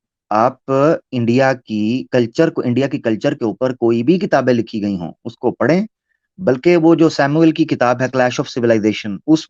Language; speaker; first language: Hindi; native; Hindi